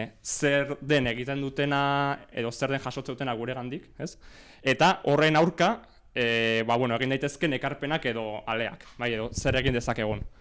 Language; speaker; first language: Basque; native; Basque